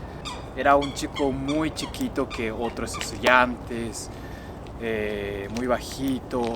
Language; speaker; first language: Spanish; non-native, fluent; Japanese